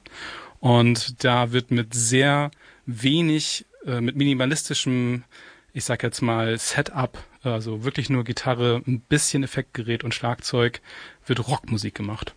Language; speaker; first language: German; native; German